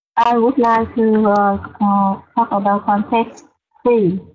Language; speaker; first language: English; non-native, learner; Vietnamese